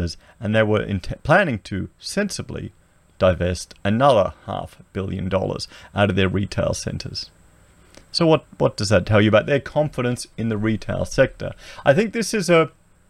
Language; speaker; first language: English; native; English